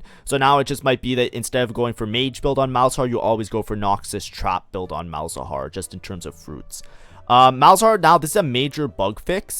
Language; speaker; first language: English; native; English